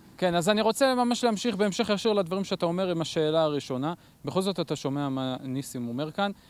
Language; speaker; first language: Hebrew; native; Hebrew